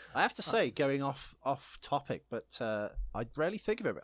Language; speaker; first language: English; native; English